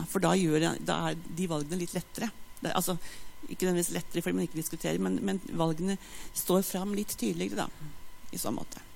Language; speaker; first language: Norwegian; native; Norwegian